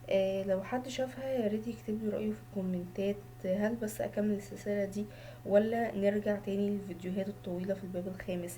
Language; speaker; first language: Arabic; native; Arabic